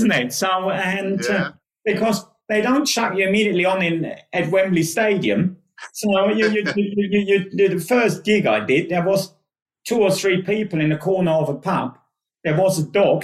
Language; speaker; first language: English; non-native, fluent; German